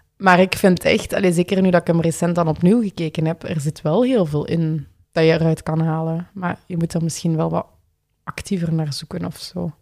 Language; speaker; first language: Dutch; native; Dutch